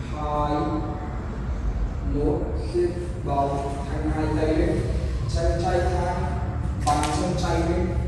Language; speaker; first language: Vietnamese; non-native, learner; Hindi